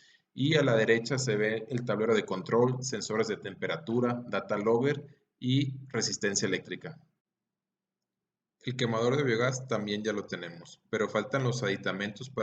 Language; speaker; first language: Spanish; native; Spanish